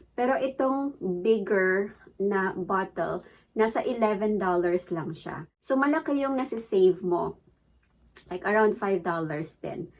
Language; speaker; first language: Filipino; native; Filipino